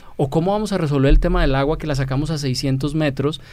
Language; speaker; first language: Spanish; native; Spanish